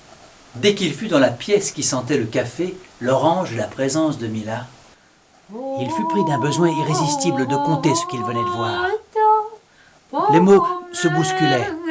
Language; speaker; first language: French; native; French